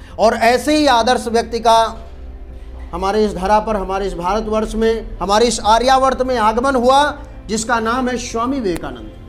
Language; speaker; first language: Hindi; native; Hindi